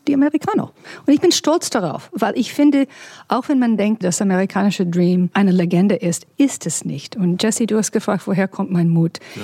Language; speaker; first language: German; non-native, fluent; English